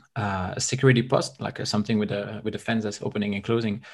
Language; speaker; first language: English; non-native, fluent; French